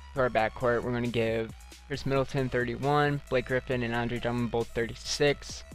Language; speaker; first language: English; native; English